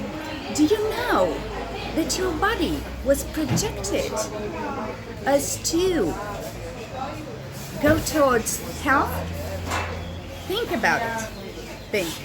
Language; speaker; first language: English; non-native, fluent; Italian